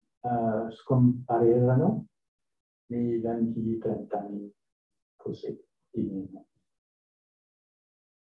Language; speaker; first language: Italian; non-native, learner; French